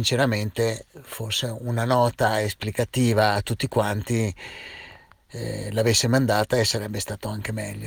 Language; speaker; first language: Italian; native; Italian